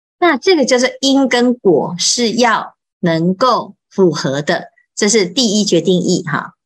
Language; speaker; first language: Chinese; native; Chinese